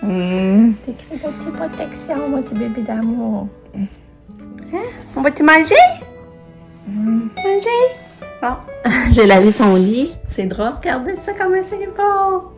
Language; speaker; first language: French; native; French